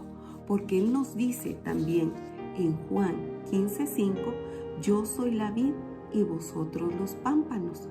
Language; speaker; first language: Spanish; native; Spanish